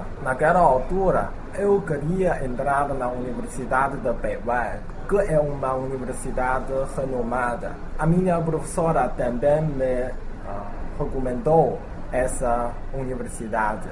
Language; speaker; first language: Portuguese; non-native, learner; Chinese